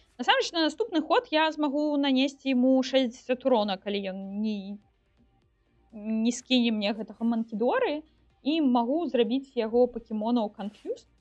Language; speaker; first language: Belarusian; non-native, local second language; Russian